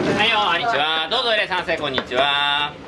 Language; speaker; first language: Japanese; native; Japanese